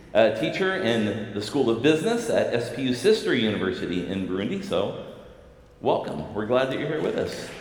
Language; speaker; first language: English; native; English